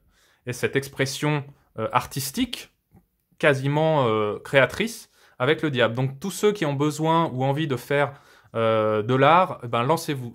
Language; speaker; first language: French; native; French